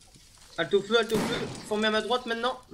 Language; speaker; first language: French; native; French